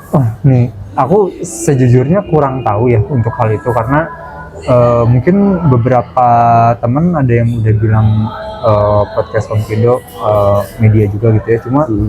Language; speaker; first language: Indonesian; native; Indonesian